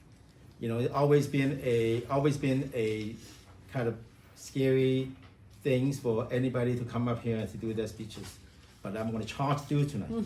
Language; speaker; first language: English; non-native, fluent; Vietnamese